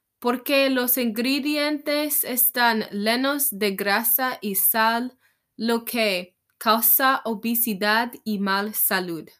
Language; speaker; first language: Spanish; non-native, learner; English